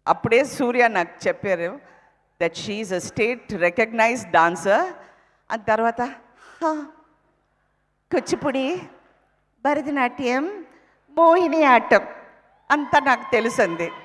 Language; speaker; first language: Telugu; non-native, fluent; Tamil